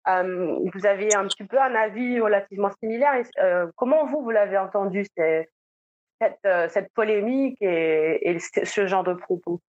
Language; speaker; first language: French; native; French